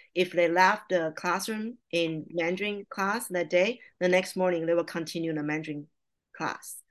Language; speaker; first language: English; non-native, fluent; Chinese